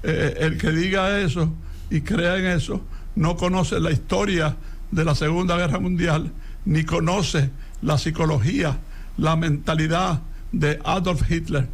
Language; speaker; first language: Spanish; native; Spanish